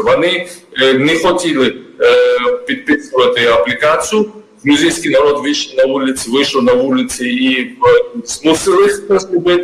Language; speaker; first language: Ukrainian; non-native, fluent; Georgian